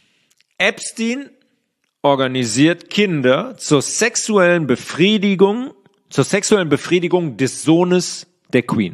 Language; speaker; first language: German; native; German